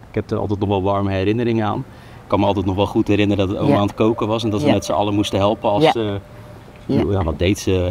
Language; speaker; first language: Dutch; native; Dutch